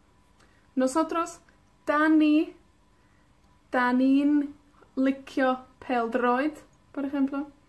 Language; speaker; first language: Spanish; non-native, fluent; Welsh